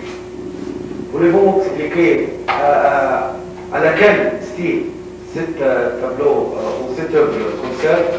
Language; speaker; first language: French; non-native, local second language; Arabic